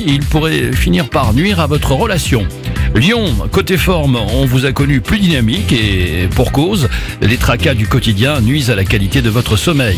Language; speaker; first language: French; native; French